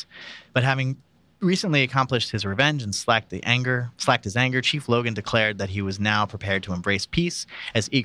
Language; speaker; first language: English; native; English